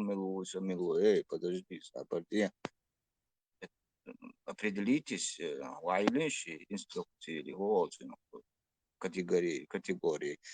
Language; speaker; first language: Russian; non-native, local second language; Chechen